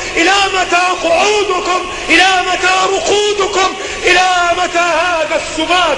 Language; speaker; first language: Arabic; non-native, local second language; Ngazidja Comorian